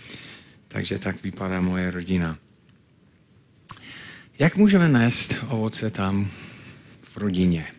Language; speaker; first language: Czech; non-native, fluent; English